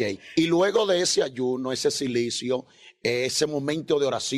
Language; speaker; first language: Spanish; native; Spanish